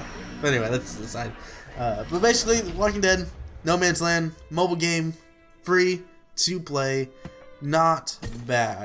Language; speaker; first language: English; native; English